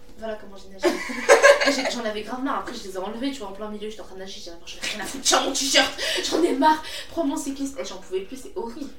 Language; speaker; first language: French; native; French